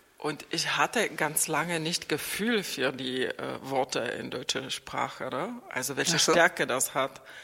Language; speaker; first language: German; non-native, fluent; Czech